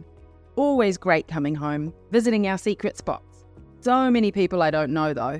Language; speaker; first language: English; native; English